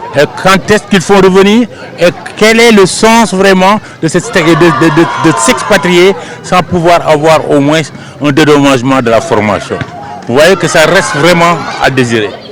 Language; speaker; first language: French; non-native, local second language; Wolof